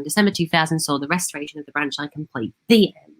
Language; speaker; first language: English; native; English